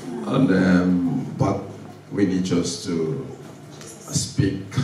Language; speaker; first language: English; non-native, learner; Lingala